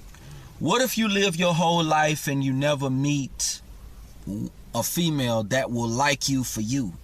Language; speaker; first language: English; native; English